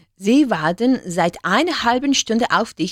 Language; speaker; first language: German; non-native, learner; Spanish